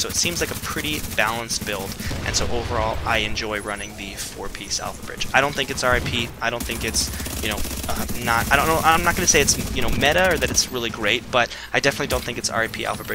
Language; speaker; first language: English; native; English